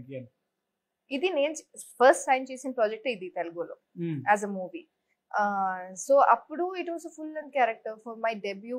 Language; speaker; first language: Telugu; non-native, local second language; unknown